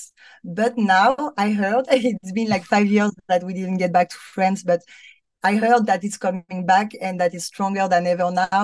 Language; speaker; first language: English; non-native, fluent; French